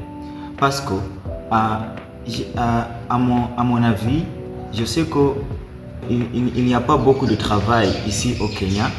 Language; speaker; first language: French; non-native, learner; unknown